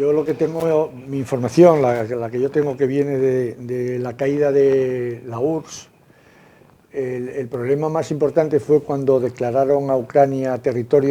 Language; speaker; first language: Spanish; native; Spanish